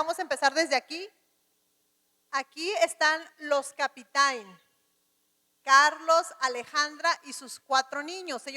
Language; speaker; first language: Spanish; native; Spanish